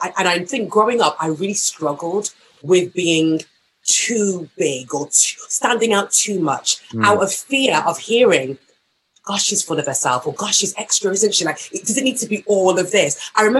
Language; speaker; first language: English; native; English